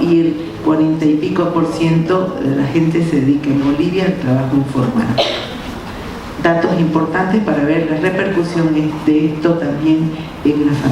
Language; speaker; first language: Spanish; native; Spanish